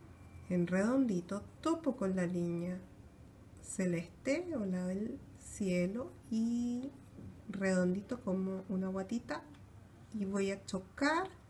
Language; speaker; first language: Spanish; native; Spanish